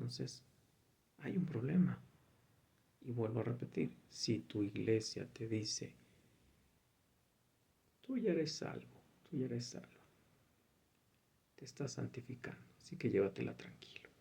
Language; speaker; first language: Spanish; native; Spanish